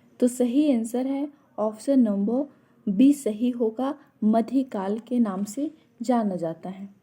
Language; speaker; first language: Hindi; native; Hindi